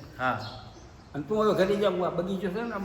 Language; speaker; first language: Gujarati; native; Gujarati